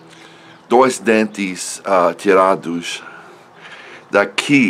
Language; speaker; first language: Portuguese; non-native, learner; English